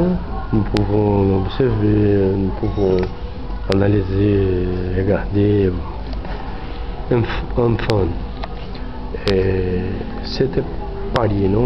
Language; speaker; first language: French; non-native, learner; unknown